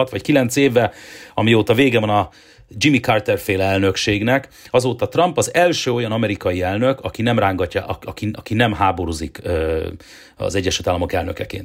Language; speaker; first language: Hungarian; native; Hungarian